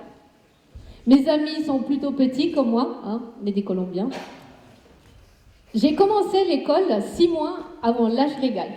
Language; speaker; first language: French; non-native, fluent; Spanish